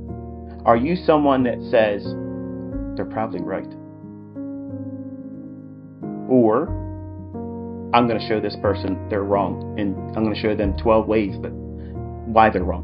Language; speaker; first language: English; native; English